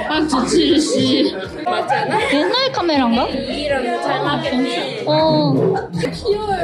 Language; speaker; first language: Korean; early bilingual, heritage; Japanese